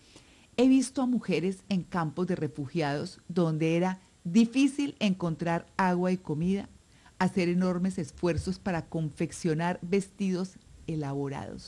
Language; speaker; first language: Spanish; native; Spanish